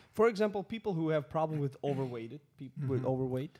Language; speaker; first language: English; non-native, fluent; Russian